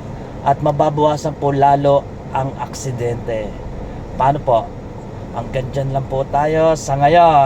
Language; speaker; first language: Filipino; native; Filipino